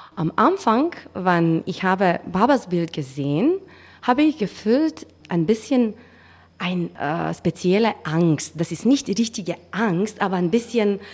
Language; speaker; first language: German; non-native, learner; Macedonian